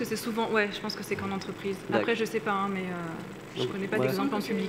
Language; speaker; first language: French; native; French